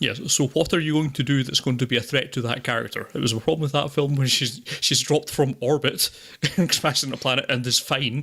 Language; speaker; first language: English; native; English